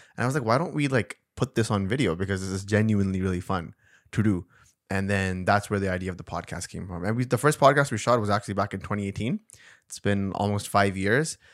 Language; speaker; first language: English; non-native, local second language; Urdu